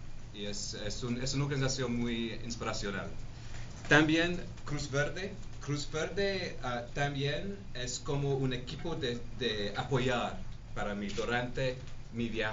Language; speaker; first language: Spanish; non-native, learner; English